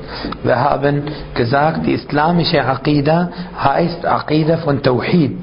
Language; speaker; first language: German; non-native, fluent; Arabic